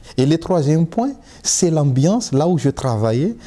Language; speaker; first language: French; non-native, local second language; Malagasy